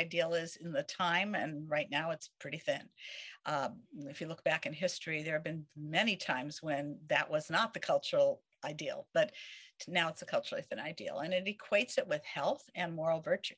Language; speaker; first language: English; native; English